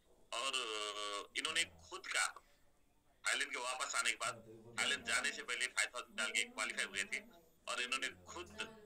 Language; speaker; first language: Hindi; native; Hindi